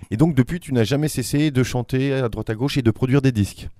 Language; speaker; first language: French; native; French